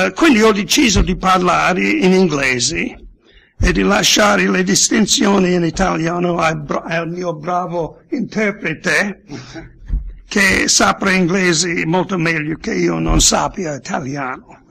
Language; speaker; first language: Italian; non-native, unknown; English